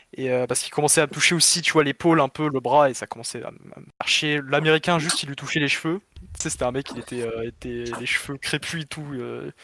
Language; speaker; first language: French; native; French